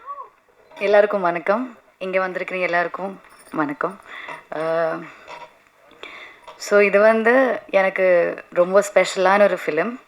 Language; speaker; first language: Tamil; non-native, learner; Malayalam